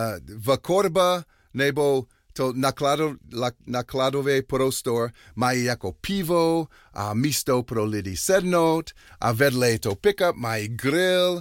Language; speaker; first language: Czech; non-native, learner; English